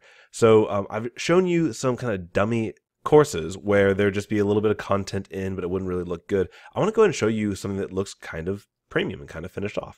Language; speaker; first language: English; native; English